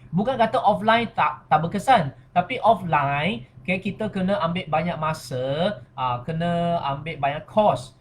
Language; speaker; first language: Malay; non-native, local second language; Chinese